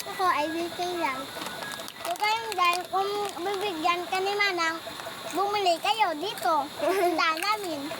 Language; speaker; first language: Filipino; native; Filipino